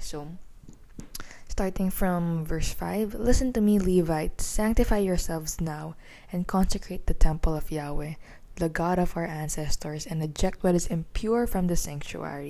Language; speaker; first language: English; non-native, local second language; Filipino